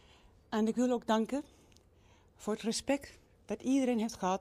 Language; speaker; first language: Dutch; non-native, local second language; Spanish